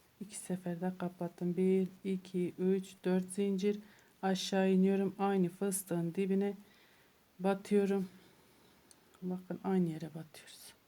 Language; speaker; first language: Turkish; native; Turkish